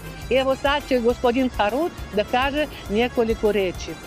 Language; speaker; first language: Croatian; non-native, fluent; Russian